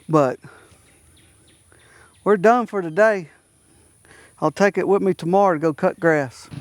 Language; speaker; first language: English; native; English